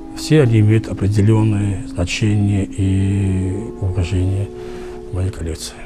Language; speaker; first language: Russian; non-native, local second language; Georgian